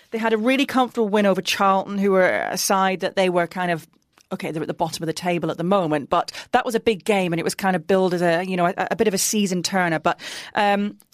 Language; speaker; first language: English; native; English